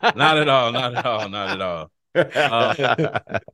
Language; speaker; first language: English; native; English